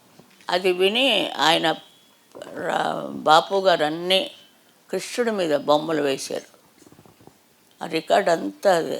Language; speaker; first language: Telugu; native; Telugu